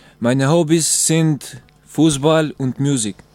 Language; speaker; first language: German; non-native, learner; Albanian